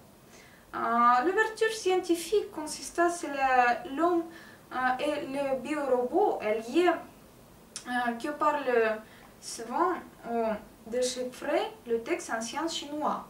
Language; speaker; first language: French; non-native, learner; Russian